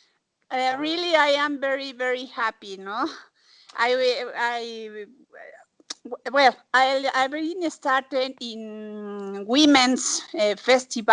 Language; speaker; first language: English; non-native, learner; Spanish